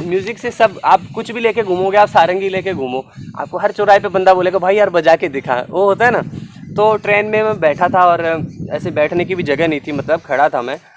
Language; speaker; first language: Hindi; native; Hindi